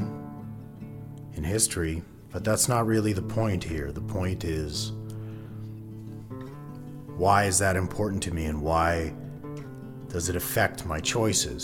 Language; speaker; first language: English; native; English